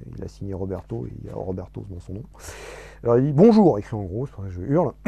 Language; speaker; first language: French; native; French